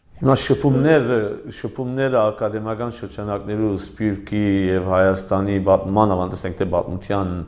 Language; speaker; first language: Armenian; early bilingual, heritage; Armenian